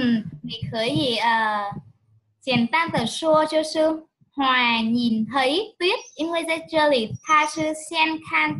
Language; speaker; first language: Chinese; non-native, fluent; Vietnamese